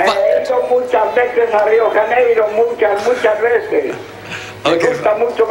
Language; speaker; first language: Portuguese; non-native, learner; Spanish